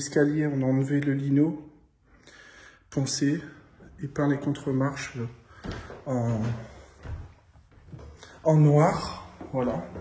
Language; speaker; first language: French; native; French